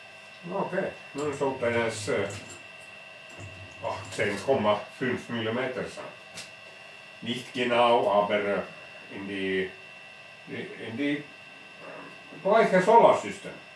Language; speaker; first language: German; non-native, learner; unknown